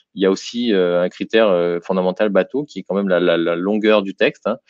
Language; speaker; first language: French; native; French